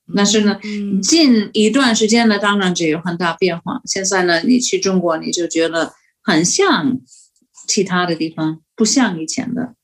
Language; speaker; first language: Chinese; non-native, fluent; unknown